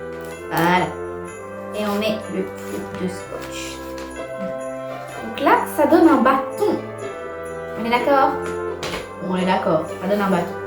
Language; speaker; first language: French; native; French